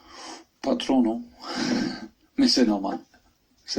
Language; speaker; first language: French; non-native, fluent; German